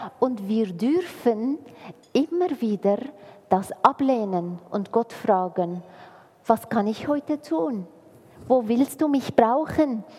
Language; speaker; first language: German; non-native, fluent; Arabic